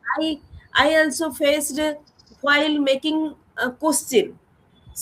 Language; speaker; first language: English; non-native, learner; Odia